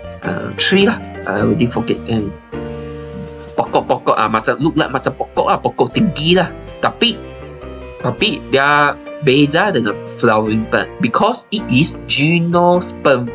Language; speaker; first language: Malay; non-native, local second language; Chinese